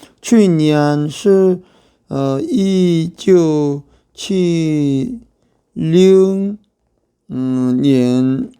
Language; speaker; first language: Chinese; non-native, learner; Korean